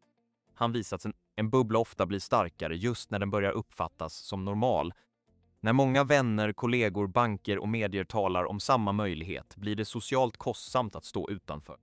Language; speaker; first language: Swedish; native; Swedish